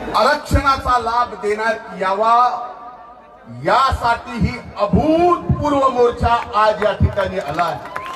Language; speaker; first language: Marathi; non-native, local second language; Lambadi